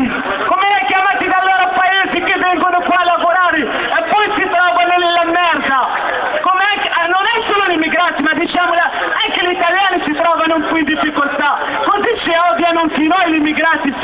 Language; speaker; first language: Italian; non-native, fluent; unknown